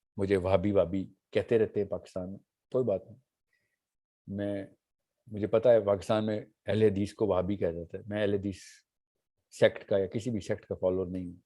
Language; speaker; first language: Urdu; native; Urdu